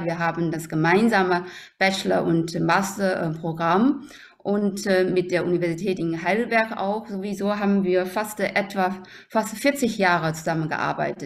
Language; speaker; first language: German; non-native, fluent; Chinese